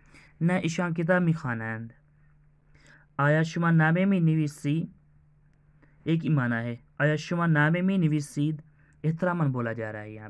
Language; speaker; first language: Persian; non-native, fluent; Urdu